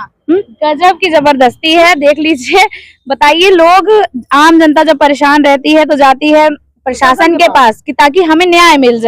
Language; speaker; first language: Hindi; native; Hindi